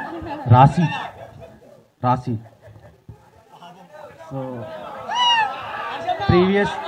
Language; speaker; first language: Telugu; native; Telugu